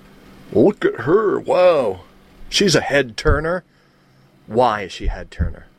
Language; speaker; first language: English; native; English